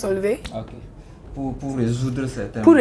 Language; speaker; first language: French; non-native, learner; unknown